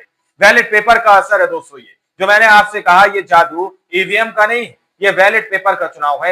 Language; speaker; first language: Hindi; native; Hindi